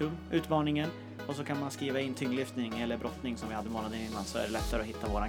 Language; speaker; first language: Swedish; native; Swedish